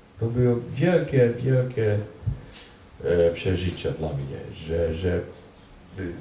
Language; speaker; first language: Polish; non-native, fluent; Hungarian